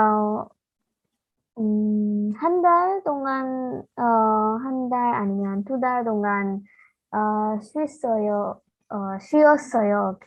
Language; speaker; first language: Korean; non-native, learner; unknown